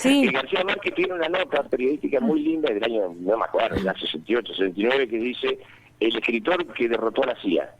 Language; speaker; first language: Spanish; native; Spanish